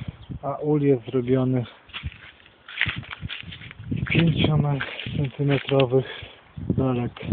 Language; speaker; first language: Polish; native; Polish